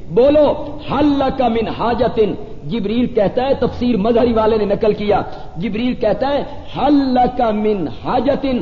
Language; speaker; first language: Urdu; non-native, local second language; Punjabi